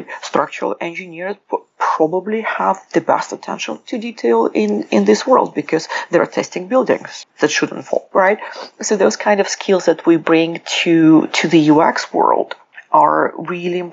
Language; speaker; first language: English; non-native, fluent; Russian